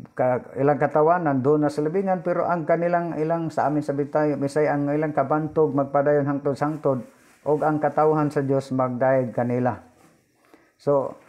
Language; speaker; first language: Filipino; non-native, local second language; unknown